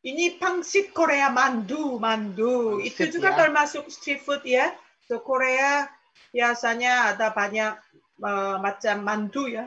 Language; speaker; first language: Indonesian; non-native, fluent; Korean